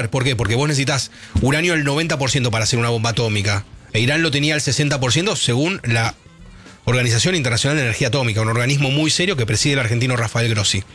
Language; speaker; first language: Spanish; native; Spanish